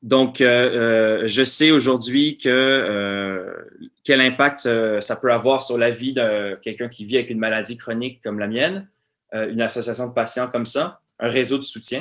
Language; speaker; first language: French; native; French